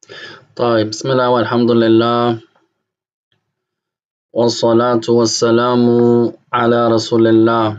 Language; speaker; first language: Arabic; non-native, fluent; English